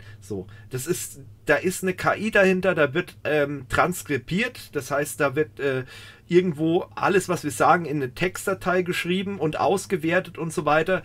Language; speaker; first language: German; native; German